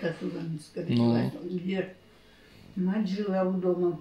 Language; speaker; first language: Russian; native; Russian